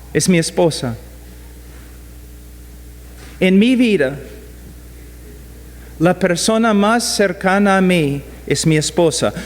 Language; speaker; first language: Spanish; non-native, fluent; English